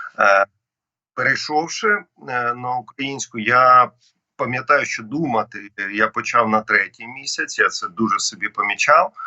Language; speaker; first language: Ukrainian; non-native, local second language; Russian